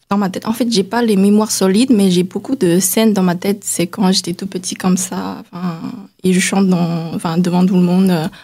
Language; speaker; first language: French; non-native, fluent; Chinese